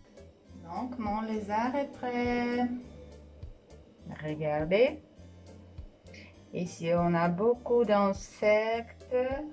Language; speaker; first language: French; non-native, fluent; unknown